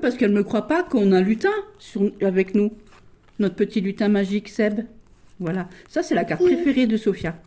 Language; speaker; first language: French; native; French